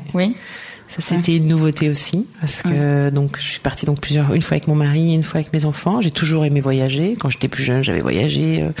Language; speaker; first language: French; native; French